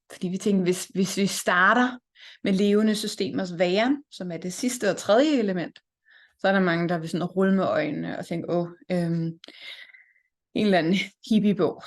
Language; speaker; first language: Danish; native; Danish